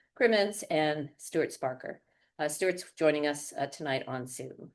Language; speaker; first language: English; native; English